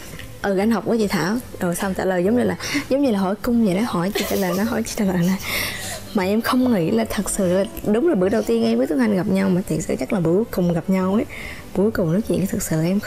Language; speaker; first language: Vietnamese; native; Vietnamese